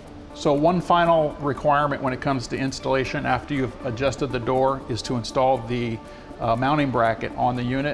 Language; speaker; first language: English; native; English